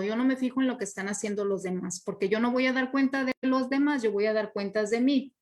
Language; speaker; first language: Spanish; native; Spanish